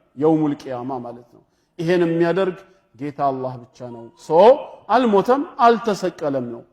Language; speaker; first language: Amharic; non-native, local second language; Oromo